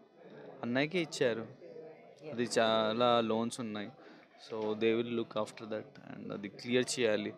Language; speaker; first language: Telugu; non-native, local second language; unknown